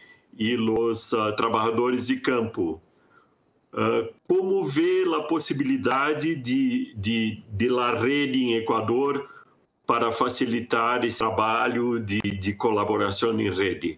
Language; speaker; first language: Spanish; non-native, fluent; Portuguese